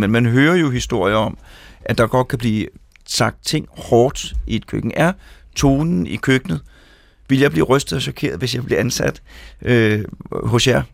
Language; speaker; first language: Danish; native; Danish